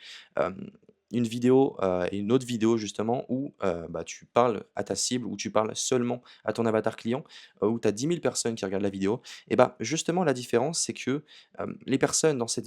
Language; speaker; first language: French; native; French